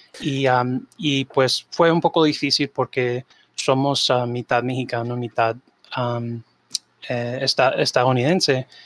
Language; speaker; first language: Spanish; early bilingual, heritage; Spanish